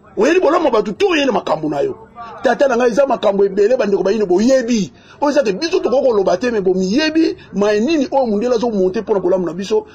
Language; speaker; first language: Lingala; non-native, local second language; Kongo